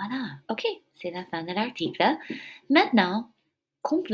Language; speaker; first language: French; non-native, fluent; English